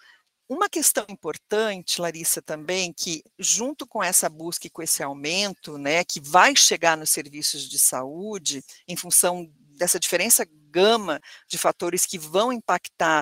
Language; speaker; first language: Portuguese; native; Portuguese